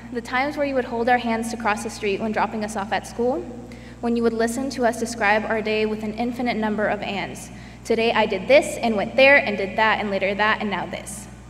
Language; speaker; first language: English; early bilingual, other home language; Spanish